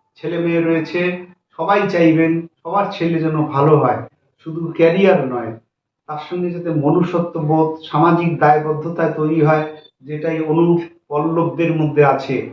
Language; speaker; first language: Bangla; native; Bangla